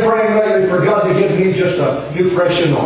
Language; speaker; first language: English; native; English